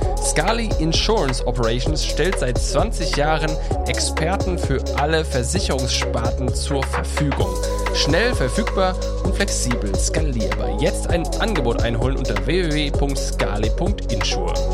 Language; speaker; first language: German; native; German